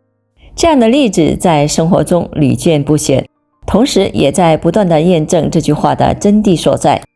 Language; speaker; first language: Chinese; native; Chinese